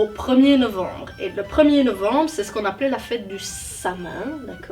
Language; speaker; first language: French; native; French